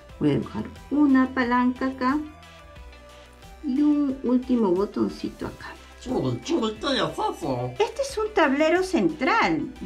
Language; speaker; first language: Spanish; native; Spanish